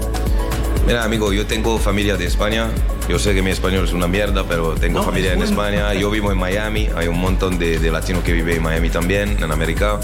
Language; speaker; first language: Spanish; non-native, learner; French